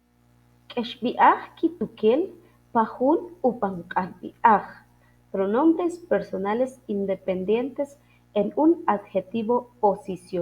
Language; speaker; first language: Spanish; non-native, local second language; Kʼicheʼ